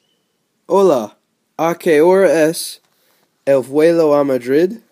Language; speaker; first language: Spanish; non-native, learner; English